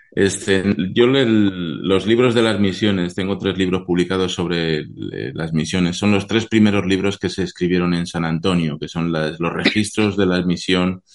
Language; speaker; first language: Spanish; native; Spanish